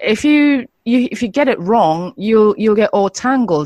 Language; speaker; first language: English; non-native, fluent; Japanese